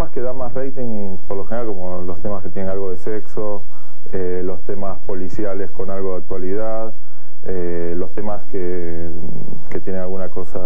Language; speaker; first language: Spanish; native; Spanish